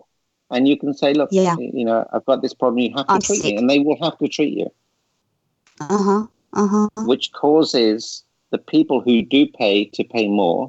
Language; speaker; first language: English; native; English